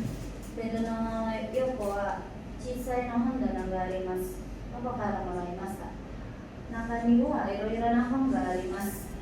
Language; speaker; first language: Japanese; non-native, learner; Indonesian